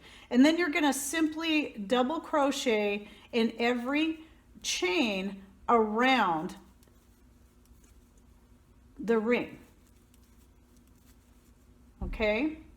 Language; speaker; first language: English; native; English